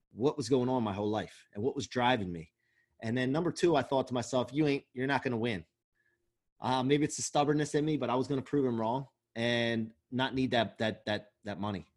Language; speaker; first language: English; native; English